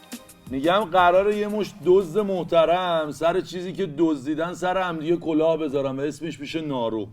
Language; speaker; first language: Persian; native; Persian